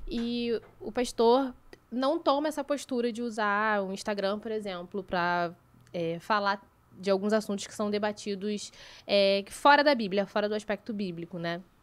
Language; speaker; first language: Portuguese; native; Portuguese